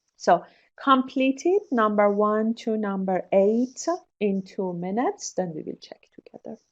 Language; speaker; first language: English; non-native, fluent; Persian